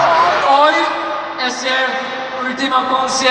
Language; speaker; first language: Spanish; non-native, learner; Korean